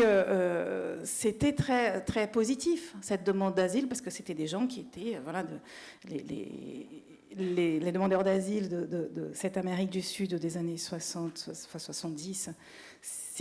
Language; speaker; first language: French; native; French